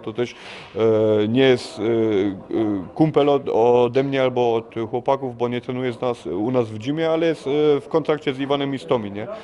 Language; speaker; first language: Polish; early bilingual, heritage; Polish